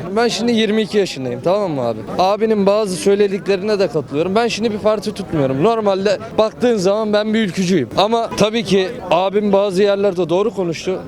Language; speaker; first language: Turkish; native; Turkish